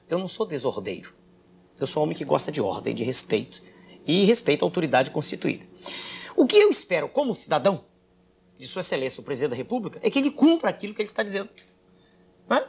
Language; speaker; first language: Portuguese; native; Portuguese